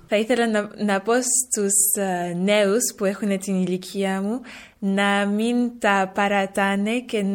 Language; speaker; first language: Greek; early bilingual, heritage; French